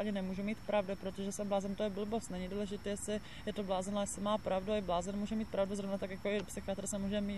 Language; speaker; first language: Czech; native; Czech